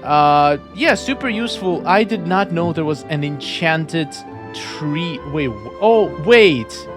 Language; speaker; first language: English; non-native, fluent; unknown